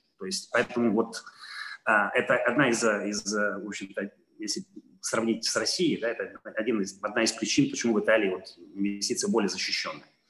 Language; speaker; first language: Russian; non-native, fluent; Italian